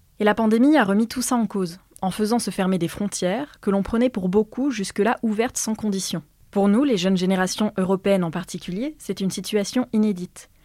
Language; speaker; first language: French; native; French